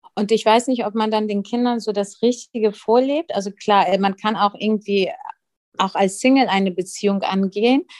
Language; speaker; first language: German; early bilingual, other home language; Russian